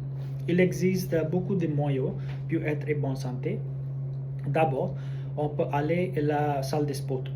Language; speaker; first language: French; non-native, learner; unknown